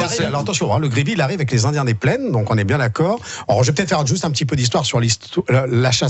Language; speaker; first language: French; native; French